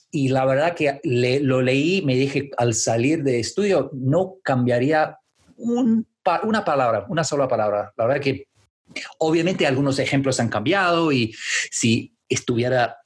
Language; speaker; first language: Spanish; non-native, fluent; English